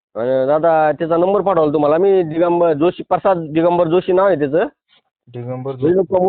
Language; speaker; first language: Marathi; native; Marathi